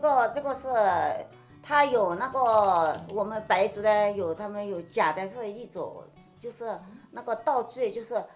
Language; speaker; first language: Chinese; non-native, local second language; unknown